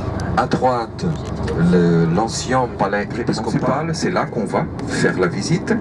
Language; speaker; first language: French; non-native, fluent; Portuguese